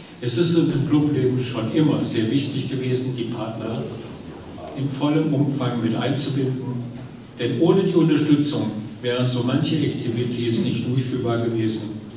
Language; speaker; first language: German; native; German